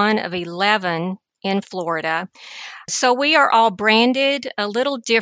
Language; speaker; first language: English; native; English